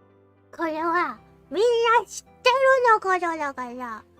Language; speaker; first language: Japanese; non-native, learner; English